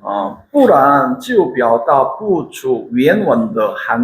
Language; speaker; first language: Chinese; non-native, fluent; Korean